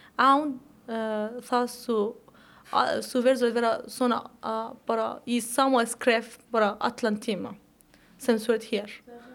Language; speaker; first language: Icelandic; non-native, learner; Persian